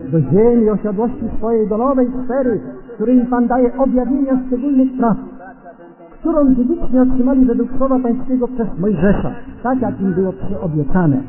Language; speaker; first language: Polish; native; Polish